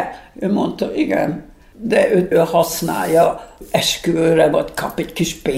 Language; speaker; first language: Hungarian; early bilingual, heritage; Hungarian